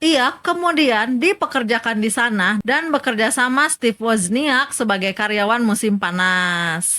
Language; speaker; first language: Indonesian; native; Indonesian